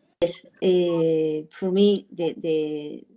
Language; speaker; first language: English; non-native, learner; Spanish